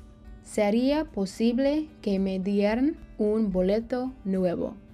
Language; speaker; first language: Spanish; non-native, learner; English